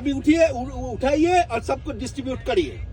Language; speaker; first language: Hindi; non-native, local second language; Maithili